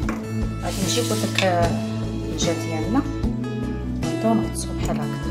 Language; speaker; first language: Arabic; native; Arabic